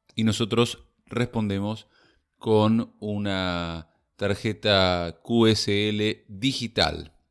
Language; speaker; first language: Spanish; native; Spanish